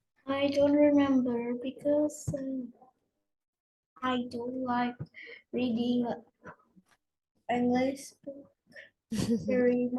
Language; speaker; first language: English; non-native, learner; Vietnamese